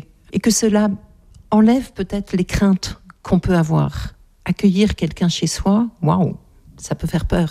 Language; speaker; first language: French; native; French